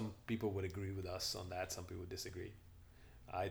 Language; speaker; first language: English; non-native, local second language; Hindi